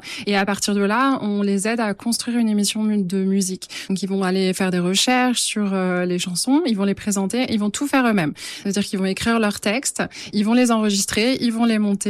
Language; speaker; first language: French; native; French